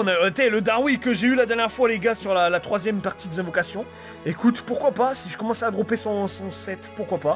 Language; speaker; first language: French; native; French